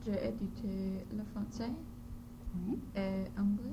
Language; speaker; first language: French; non-native, learner; English